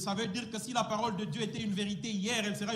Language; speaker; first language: French; non-native, fluent; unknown